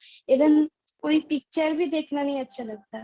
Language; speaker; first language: Hindi; non-native, local second language; Bangla